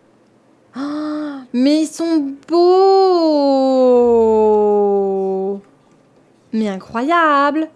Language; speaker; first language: French; native; French